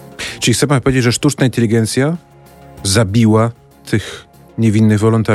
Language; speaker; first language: Polish; native; Polish